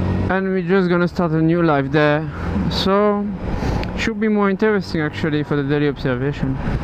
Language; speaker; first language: English; non-native, fluent; French